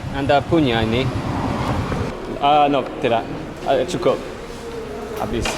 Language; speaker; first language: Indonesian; non-native, learner; English